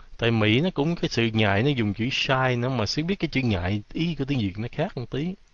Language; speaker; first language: Vietnamese; early bilingual, heritage; Vietnamese